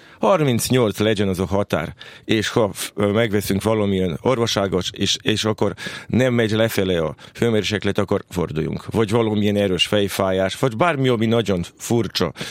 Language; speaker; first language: Hungarian; non-native, local second language; Serbian